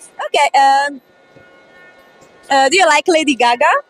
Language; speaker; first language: English; non-native, fluent; Italian